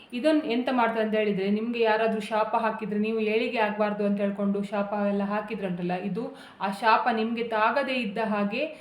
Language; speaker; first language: Kannada; non-native, local second language; Konkani